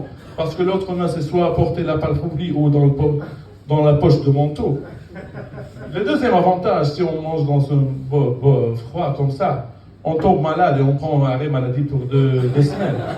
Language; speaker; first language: French; non-native, fluent; Arabic